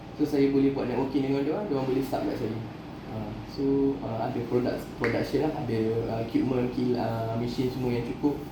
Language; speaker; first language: Malay; native; Malay